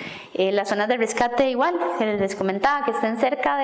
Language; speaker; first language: Spanish; native; Spanish